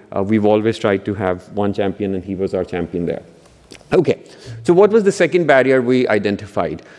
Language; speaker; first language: English; non-native, local second language; Punjabi